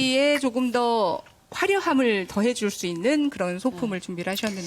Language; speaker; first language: Korean; native; Korean